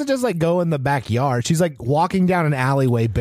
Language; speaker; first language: English; native; English